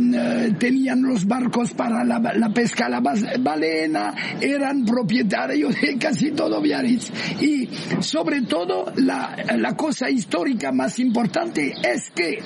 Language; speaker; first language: Spanish; non-native, fluent; French